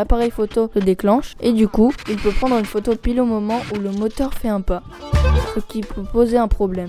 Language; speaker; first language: French; native; French